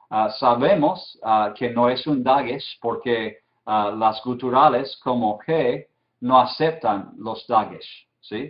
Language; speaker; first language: Spanish; non-native, fluent; English